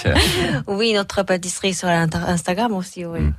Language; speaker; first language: French; non-native, learner; Japanese